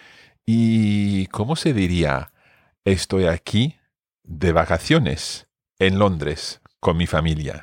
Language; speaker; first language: Spanish; non-native, fluent; English